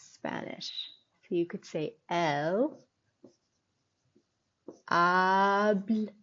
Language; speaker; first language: Spanish; non-native, fluent; English